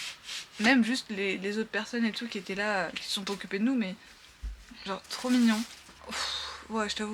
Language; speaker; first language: French; native; French